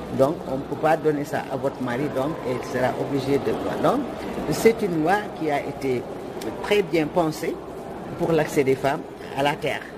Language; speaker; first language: French; non-native, local second language; Wolof